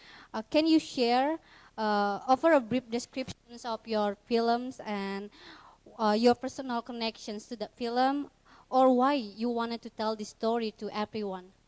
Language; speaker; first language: English; non-native, fluent; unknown